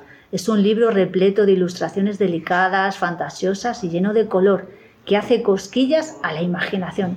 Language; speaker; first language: Spanish; native; Spanish